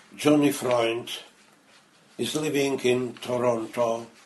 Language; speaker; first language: English; non-native, fluent; Czech